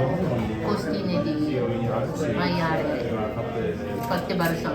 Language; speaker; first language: Italian; non-native, learner; Japanese